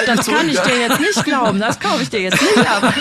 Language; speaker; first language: German; native; German